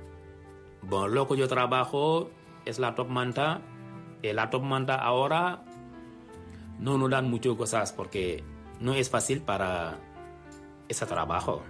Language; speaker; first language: Spanish; non-native, learner; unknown